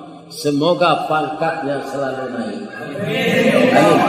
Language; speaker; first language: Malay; non-native, local second language; Minangkabau